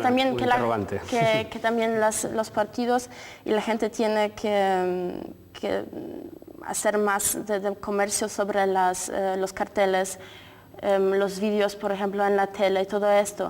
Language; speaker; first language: Spanish; non-native, fluent; Polish